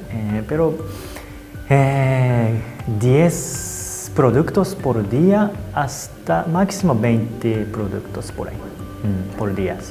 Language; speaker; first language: Spanish; non-native, learner; Japanese